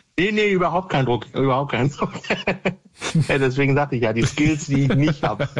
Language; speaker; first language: German; native; German